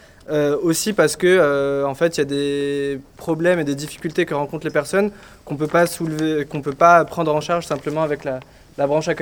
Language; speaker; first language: French; native; French